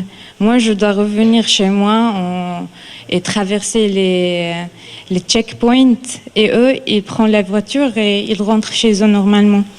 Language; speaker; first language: French; non-native, fluent; Arabic